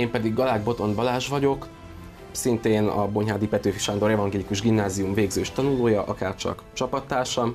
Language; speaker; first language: Hungarian; native; Hungarian